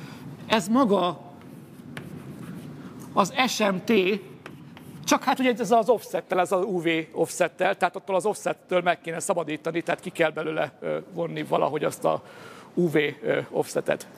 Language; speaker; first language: Hungarian; native; Hungarian